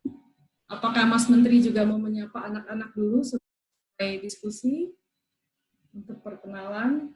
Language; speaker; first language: Indonesian; native; Indonesian